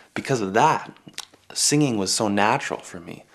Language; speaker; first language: English; native; English